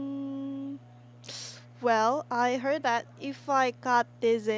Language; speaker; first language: English; non-native, learner; Korean